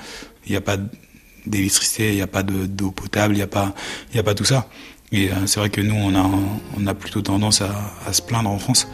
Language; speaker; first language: French; early bilingual, other home language; Haitian Creole